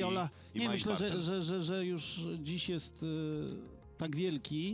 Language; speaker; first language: Polish; native; Polish